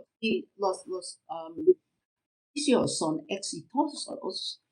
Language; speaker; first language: Spanish; non-native, learner; English